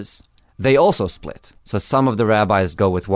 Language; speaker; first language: English; early bilingual, other home language; Hebrew